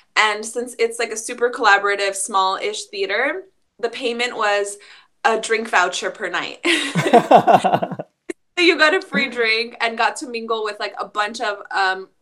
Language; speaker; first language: English; early bilingual, other home language; Spanish